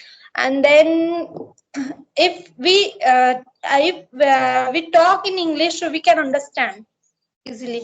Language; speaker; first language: English; non-native, learner; Marathi